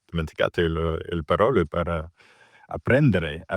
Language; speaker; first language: Italian; non-native, learner; English